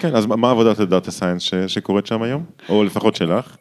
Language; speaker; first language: Hebrew; native; Hebrew